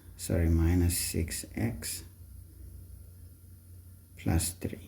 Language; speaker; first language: English; non-native, local second language; Xhosa